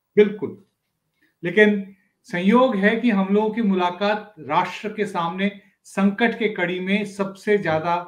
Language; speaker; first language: Hindi; native; Hindi